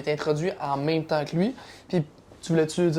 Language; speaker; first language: French; native; French